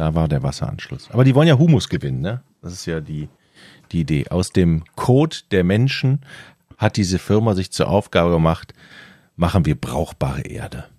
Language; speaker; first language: German; native; German